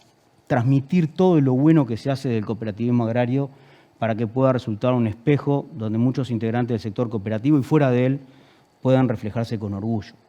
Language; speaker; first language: Spanish; native; Spanish